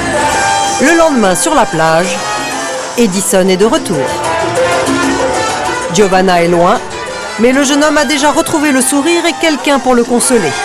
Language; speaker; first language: French; native; French